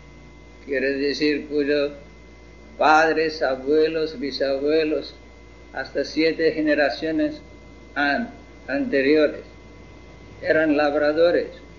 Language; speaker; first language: Spanish; non-native, fluent; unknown